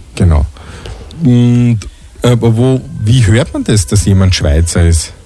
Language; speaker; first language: German; native; German